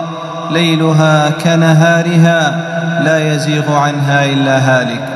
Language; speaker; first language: Arabic; native; Arabic